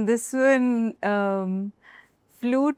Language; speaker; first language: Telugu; non-native, learner; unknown